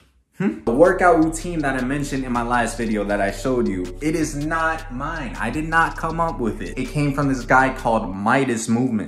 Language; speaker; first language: English; native; English